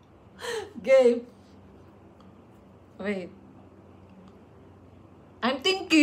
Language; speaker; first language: English; non-native, local second language; Filipino